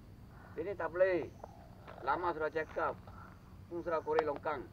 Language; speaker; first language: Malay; non-native, local second language; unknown